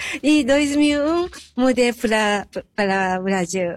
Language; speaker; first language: Portuguese; non-native, learner; Japanese